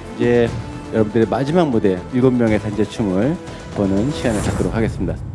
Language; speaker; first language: Korean; native; Korean